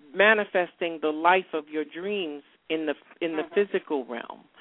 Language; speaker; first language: English; native; English